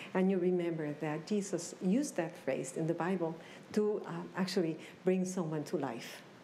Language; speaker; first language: English; non-native, local second language; Spanish